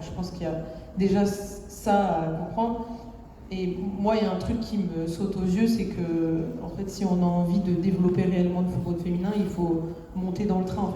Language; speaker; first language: French; native; French